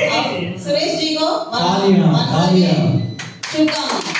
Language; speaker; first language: Hindi; non-native, local second language; Telugu